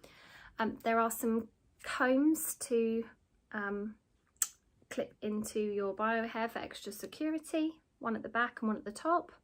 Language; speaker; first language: English; native; English